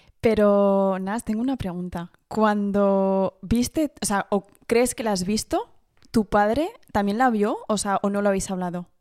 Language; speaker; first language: Spanish; early bilingual, heritage; Spanish